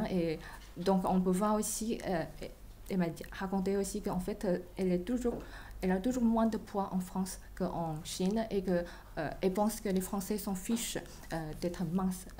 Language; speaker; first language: French; non-native, fluent; Chinese